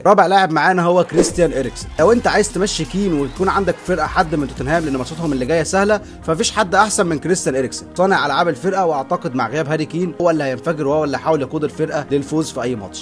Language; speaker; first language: Arabic; native; Arabic